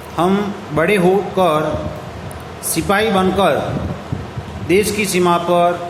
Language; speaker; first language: Hindi; non-native, local second language; Gujarati